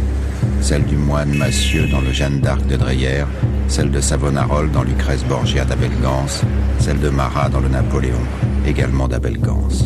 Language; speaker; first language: French; native; French